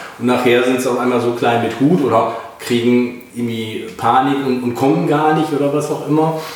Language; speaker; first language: German; native; German